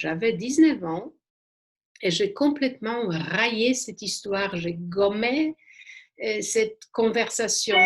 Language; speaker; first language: French; non-native, fluent; Polish